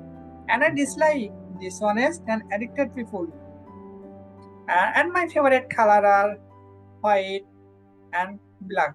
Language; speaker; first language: English; non-native, learner; Bangla